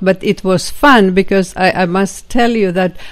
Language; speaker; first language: English; non-native, fluent; Swedish